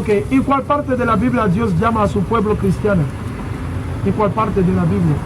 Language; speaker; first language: Spanish; non-native, learner; English